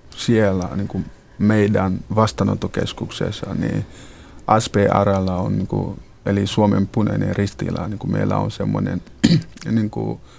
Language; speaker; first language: Finnish; non-native, fluent; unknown